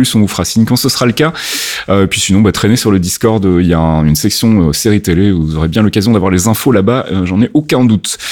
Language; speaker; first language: French; native; French